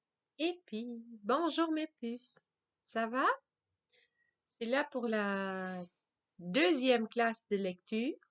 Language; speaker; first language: French; non-native, fluent; German